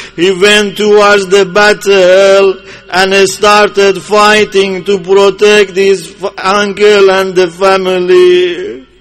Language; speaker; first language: English; non-native, fluent; Persian